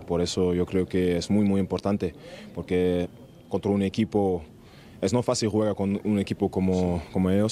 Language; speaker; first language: Spanish; non-native, learner; German